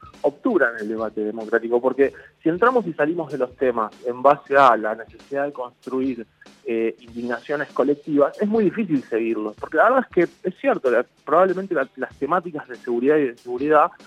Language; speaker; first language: Spanish; native; Spanish